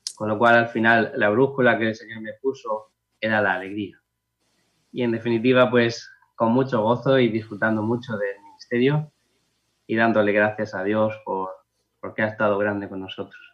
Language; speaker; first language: Spanish; native; Spanish